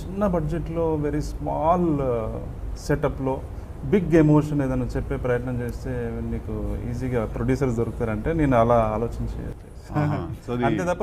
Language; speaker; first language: Telugu; native; Telugu